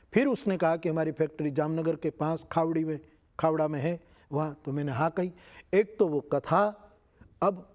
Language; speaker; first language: Hindi; non-native, local second language; Gujarati